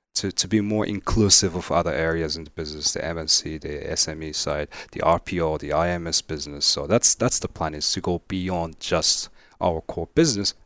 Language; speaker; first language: English; non-native, fluent; Arabic